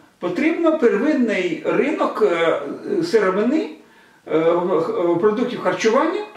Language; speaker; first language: Ukrainian; non-native, local second language; Russian